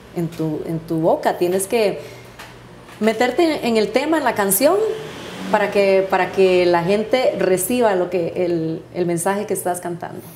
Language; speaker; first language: Spanish; native; Spanish